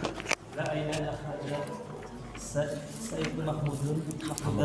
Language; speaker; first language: Arabic; non-native, learner; Indonesian